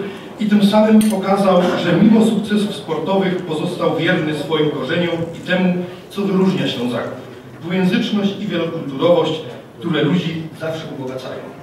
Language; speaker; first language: Polish; native; Polish